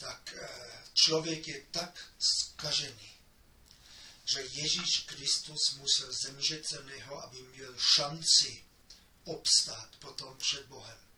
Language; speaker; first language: Czech; non-native, fluent; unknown